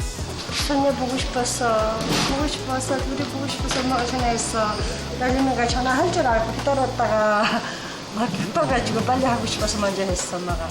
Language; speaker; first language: Korean; non-native, learner; Mongolian